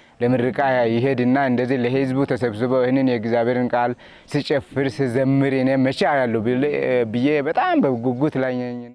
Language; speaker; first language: Amharic; non-native, local second language; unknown